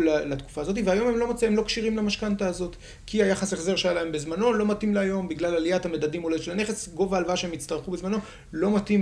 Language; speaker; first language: Hebrew; native; Hebrew